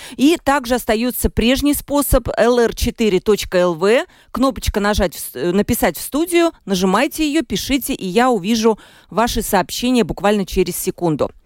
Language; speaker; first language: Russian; native; Russian